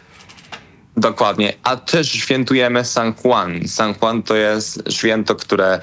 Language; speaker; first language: Polish; non-native, learner; Spanish